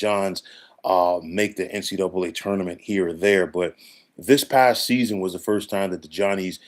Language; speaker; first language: English; native; English